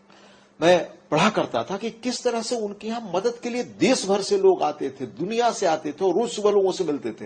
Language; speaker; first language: Hindi; native; Hindi